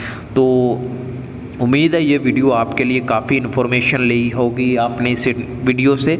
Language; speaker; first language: Hindi; non-native, local second language; Punjabi